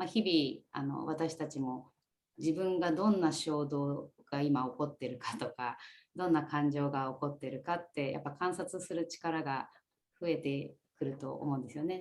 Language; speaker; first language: Japanese; native; Japanese